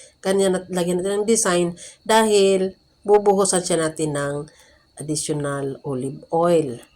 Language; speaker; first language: Filipino; native; Filipino